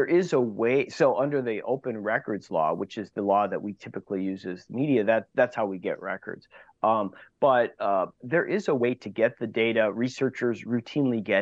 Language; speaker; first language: English; native; English